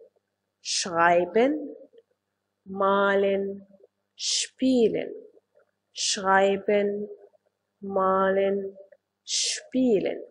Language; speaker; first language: German; non-native, fluent; Arabic